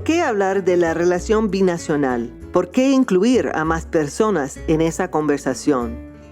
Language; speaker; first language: Spanish; non-native, fluent; English